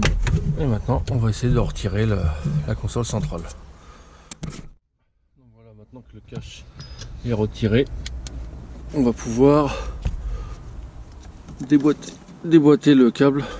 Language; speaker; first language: French; native; French